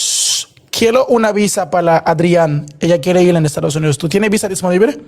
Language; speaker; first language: Spanish; non-native, learner; Haitian Creole